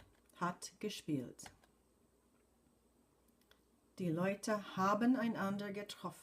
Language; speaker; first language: German; non-native, fluent; English